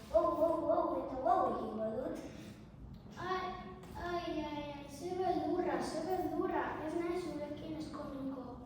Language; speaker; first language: Basque; non-native, learner; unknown